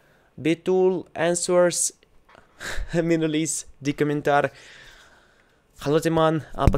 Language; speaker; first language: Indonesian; non-native, learner; Russian